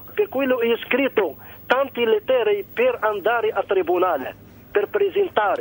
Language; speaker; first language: Italian; non-native, learner; Arabic